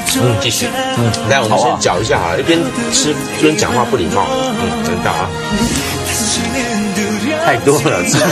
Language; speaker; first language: Chinese; native; Chinese